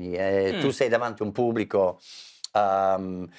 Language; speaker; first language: Italian; non-native, fluent; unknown